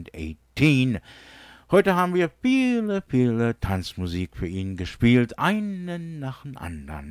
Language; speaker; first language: German; early bilingual, heritage; English